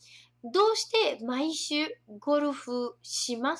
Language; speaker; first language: Japanese; non-native, fluent; Portuguese